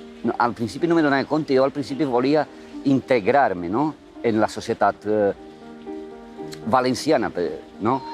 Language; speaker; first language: Catalan; early bilingual, other home language; Romanian